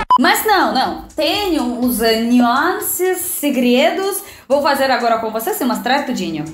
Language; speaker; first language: Portuguese; non-native, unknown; Russian